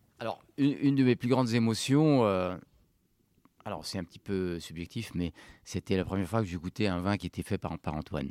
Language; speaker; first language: French; non-native, local second language; Arabic